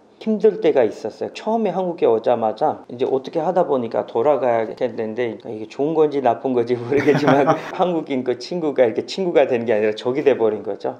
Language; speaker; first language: Korean; non-native, fluent; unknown